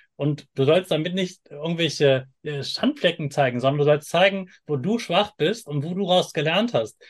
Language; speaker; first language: German; native; German